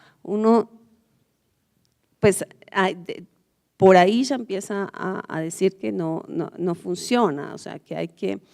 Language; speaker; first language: Spanish; native; Spanish